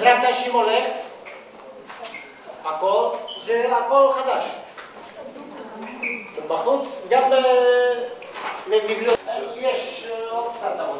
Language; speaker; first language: Hebrew; non-native, learner; Greek